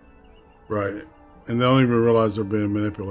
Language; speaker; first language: English; native; English